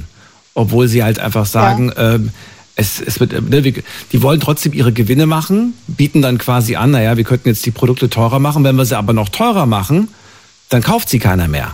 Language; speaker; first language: German; native; German